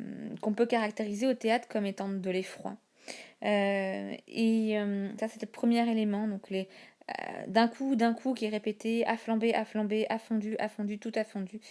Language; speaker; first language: French; native; French